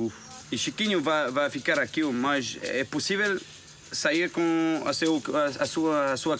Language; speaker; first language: Portuguese; non-native, learner; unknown